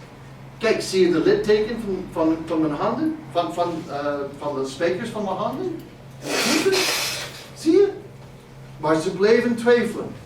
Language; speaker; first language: Dutch; non-native, fluent; English